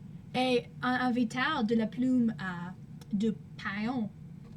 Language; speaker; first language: French; non-native, learner; English